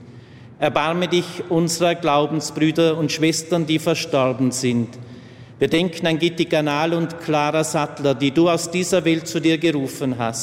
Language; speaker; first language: German; native; German